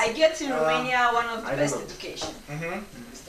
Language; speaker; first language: English; non-native, local second language; Romanian